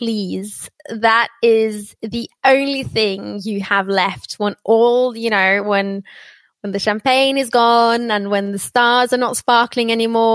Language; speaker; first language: English; native; English